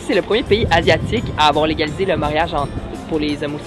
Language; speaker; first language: French; native; French